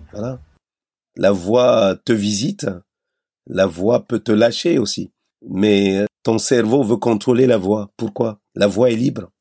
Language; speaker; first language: French; non-native, local second language; Basaa